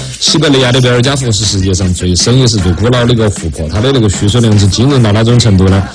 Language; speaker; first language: Chinese; native; Chinese